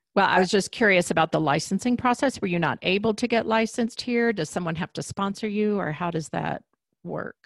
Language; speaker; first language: English; native; English